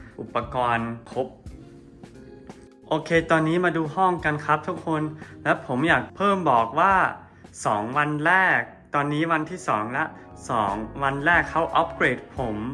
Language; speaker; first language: Thai; non-native, fluent; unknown